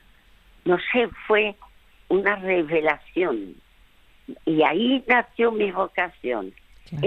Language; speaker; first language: Spanish; early bilingual, other home language; French